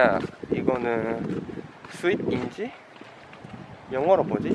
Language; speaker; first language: Korean; non-native, fluent; Japanese